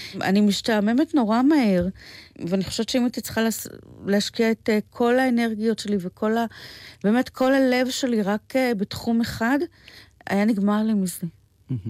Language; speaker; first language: Hebrew; native; Hebrew